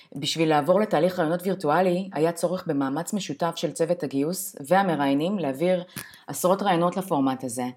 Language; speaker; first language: Hebrew; native; Hebrew